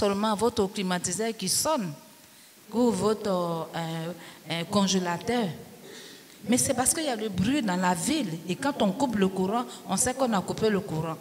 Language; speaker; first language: French; non-native, local second language; Baoulé